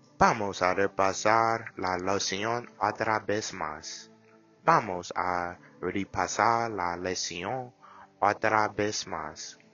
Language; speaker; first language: Spanish; non-native, learner; English